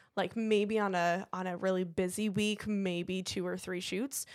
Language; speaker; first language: English; native; English